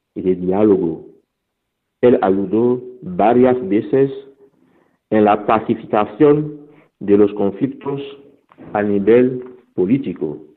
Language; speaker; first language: Spanish; non-native, fluent; Fon